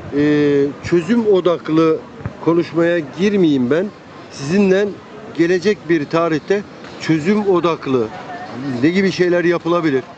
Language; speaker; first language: Turkish; native; Turkish